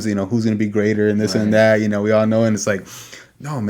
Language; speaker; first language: English; native; English